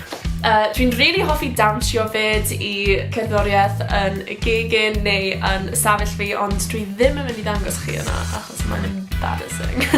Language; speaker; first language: Welsh; non-native, local second language; English